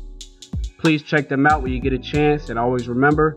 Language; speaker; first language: English; native; English